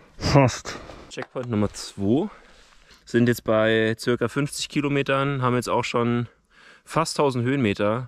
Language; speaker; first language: German; native; German